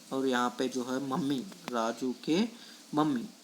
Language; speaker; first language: Hindi; non-native, local second language; Kannada